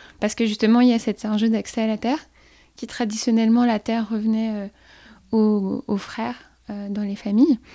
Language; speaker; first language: French; native; French